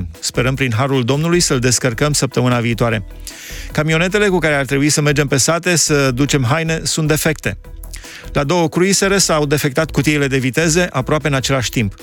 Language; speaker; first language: Romanian; native; Romanian